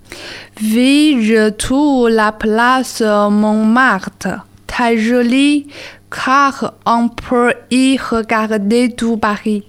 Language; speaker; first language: French; non-native, learner; Chinese